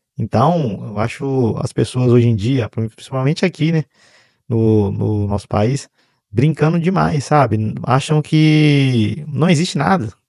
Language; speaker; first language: Portuguese; native; Portuguese